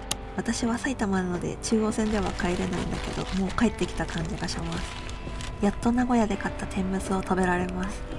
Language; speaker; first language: Japanese; native; Japanese